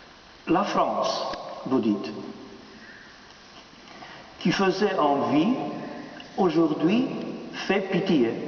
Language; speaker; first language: French; non-native, fluent; Romanian